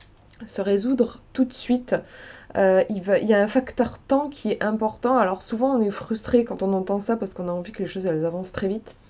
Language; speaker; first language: French; native; French